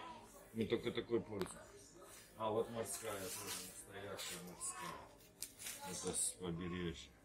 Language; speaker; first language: Russian; native; Russian